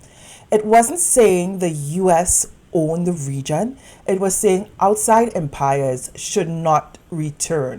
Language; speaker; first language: English; native; English